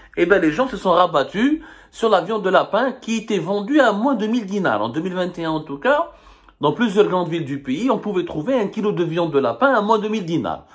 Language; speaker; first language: French; non-native, local second language; Arabic